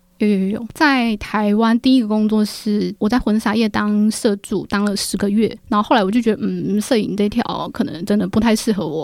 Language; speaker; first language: Chinese; native; Chinese